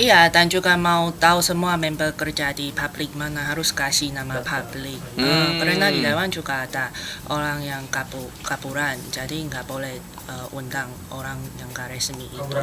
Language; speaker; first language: Indonesian; non-native, learner; Chinese